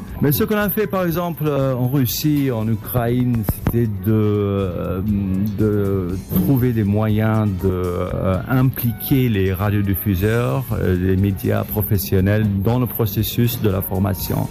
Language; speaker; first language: French; non-native, fluent; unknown